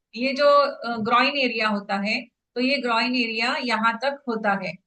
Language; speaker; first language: Hindi; non-native, local second language; Marathi